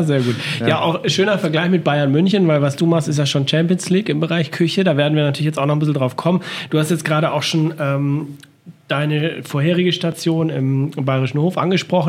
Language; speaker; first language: German; native; German